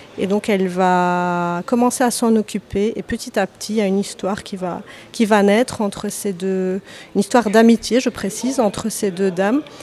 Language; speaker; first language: French; native; French